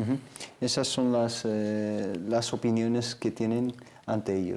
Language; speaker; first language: Spanish; native; Spanish